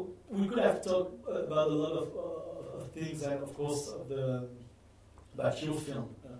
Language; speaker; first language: English; non-native, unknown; French